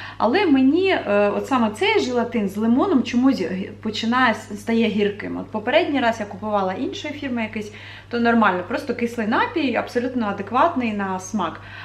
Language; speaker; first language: Ukrainian; native; Ukrainian